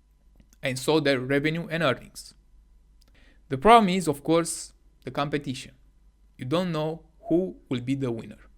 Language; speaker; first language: English; non-native, fluent; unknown